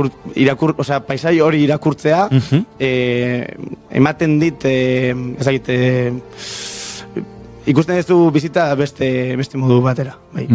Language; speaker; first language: Basque; non-native, local second language; Spanish